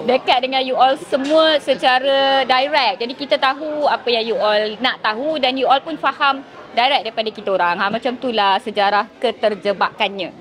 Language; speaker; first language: Malay; non-native, local second language; Tamil